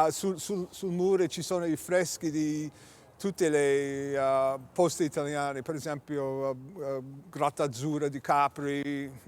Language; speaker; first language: Italian; early bilingual, heritage; English